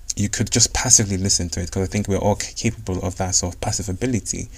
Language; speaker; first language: English; non-native, local second language; Yoruba